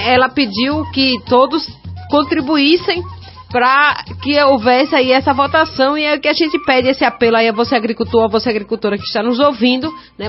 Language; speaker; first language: Portuguese; native; Portuguese